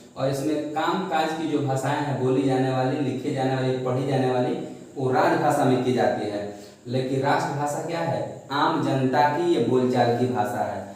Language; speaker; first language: Hindi; non-native, local second language; Bhojpuri